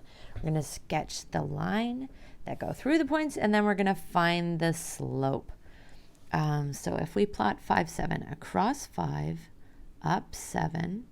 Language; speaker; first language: English; native; English